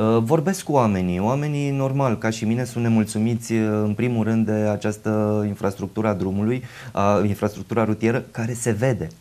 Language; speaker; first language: Romanian; native; Romanian